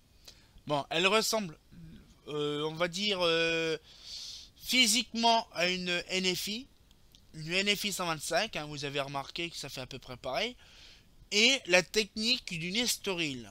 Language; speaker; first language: French; native; French